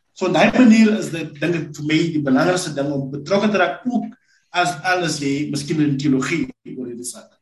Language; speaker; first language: Afrikaans; non-native, local second language; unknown